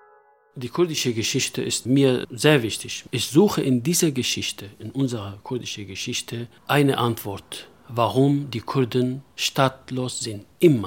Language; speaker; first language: German; non-native, local second language; Kurdish